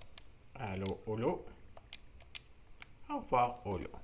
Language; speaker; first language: French; native; French